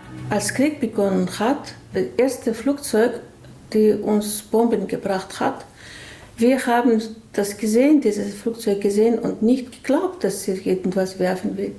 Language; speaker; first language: German; non-native, learner; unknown